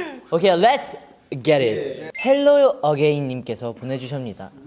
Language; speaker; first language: Korean; native; Korean